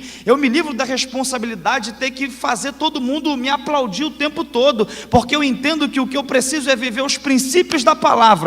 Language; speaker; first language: Portuguese; native; Portuguese